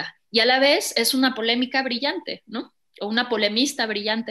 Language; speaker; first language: Spanish; native; Spanish